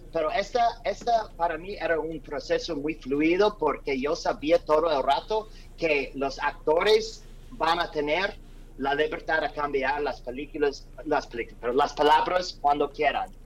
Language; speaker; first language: Spanish; non-native, learner; English